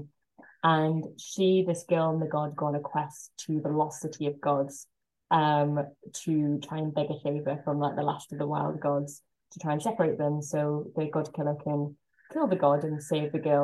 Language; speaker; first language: English; native; English